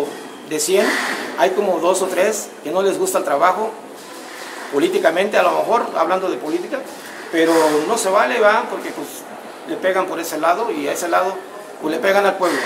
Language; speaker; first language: Spanish; native; Spanish